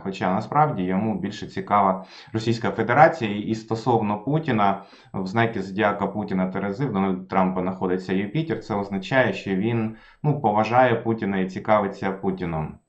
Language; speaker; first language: Ukrainian; non-native, local second language; Russian